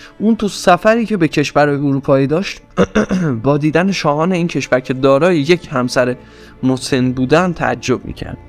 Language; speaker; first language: Persian; non-native, local second language; Azerbaijani